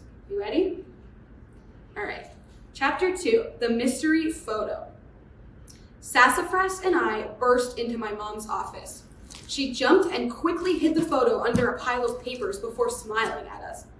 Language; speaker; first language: English; native; English